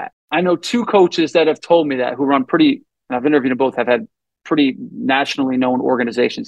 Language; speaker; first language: English; native; English